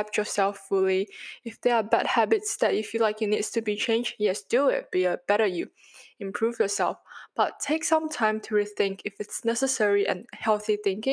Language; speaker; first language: English; non-native, local second language; Chinese